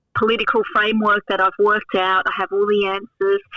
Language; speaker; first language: English; native; English